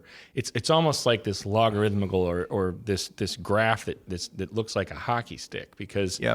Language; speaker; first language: English; native; English